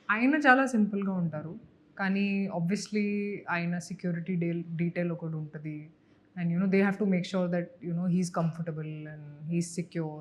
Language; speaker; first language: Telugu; non-native, fluent; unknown